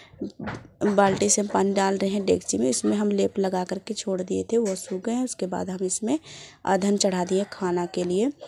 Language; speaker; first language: Hindi; native; Hindi